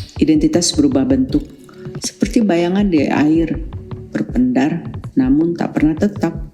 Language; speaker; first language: Indonesian; native; Indonesian